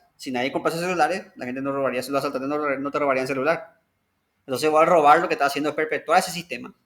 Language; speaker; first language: Spanish; native; Spanish